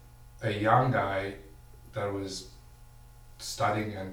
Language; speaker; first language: English; native; English